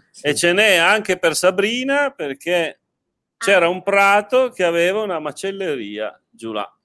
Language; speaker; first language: Italian; native; Italian